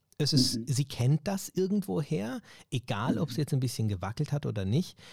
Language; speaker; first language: German; native; German